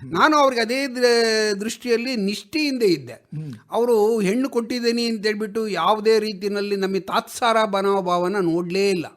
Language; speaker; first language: Kannada; native; Kannada